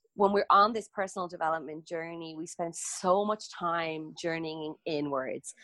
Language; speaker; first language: English; native; English